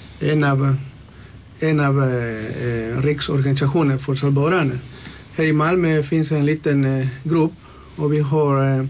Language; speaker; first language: Swedish; non-native, local second language; Spanish